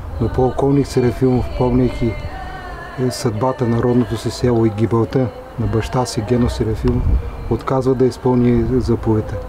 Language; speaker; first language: Bulgarian; native; Bulgarian